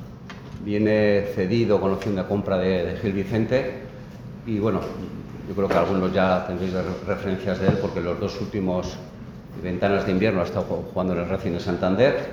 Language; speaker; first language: Spanish; native; Spanish